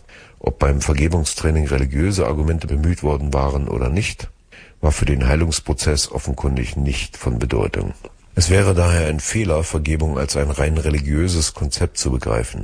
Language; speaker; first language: German; native; German